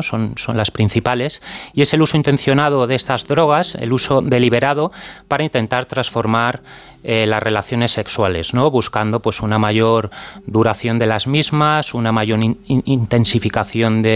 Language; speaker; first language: Spanish; native; Spanish